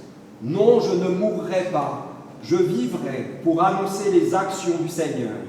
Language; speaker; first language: French; native; French